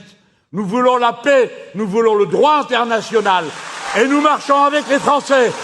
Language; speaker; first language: French; native; French